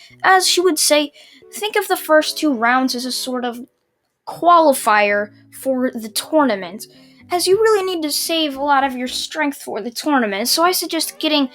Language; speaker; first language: English; native; English